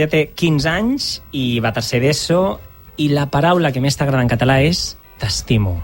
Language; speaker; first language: Catalan; native; Catalan